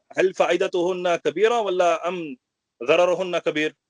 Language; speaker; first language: Arabic; non-native, fluent; Urdu